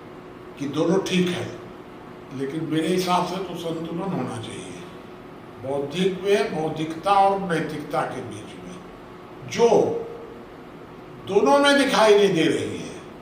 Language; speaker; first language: Hindi; native; Hindi